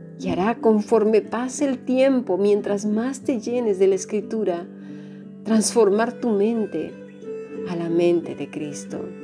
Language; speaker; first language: Spanish; native; Spanish